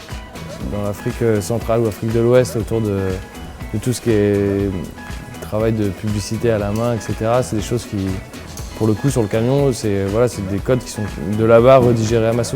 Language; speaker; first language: French; native; French